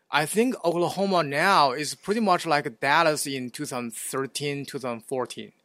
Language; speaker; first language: English; non-native, fluent; Chinese